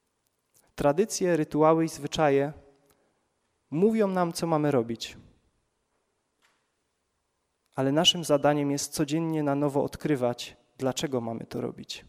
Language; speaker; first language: Polish; native; Polish